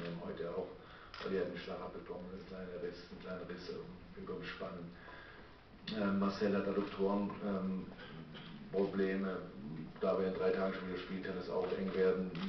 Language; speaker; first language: German; native; German